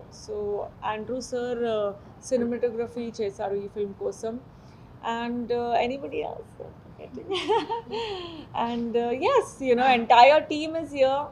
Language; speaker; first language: Telugu; non-native, learner; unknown